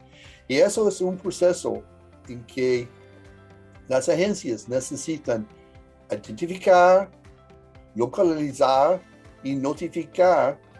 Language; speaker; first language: Spanish; early bilingual, heritage; English